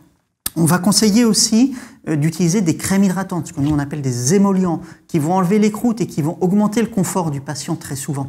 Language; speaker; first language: French; native; French